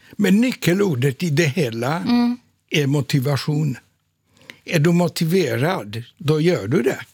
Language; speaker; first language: Swedish; non-native, fluent; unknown